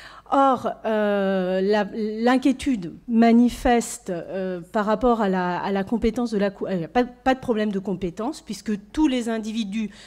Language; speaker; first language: French; native; French